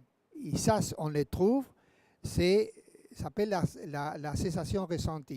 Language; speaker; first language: French; non-native, fluent; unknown